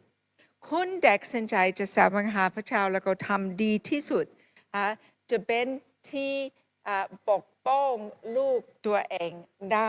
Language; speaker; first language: Thai; non-native, fluent; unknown